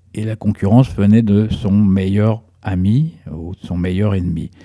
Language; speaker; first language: French; native; French